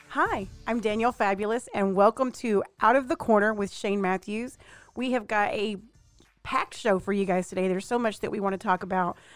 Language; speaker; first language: English; native; English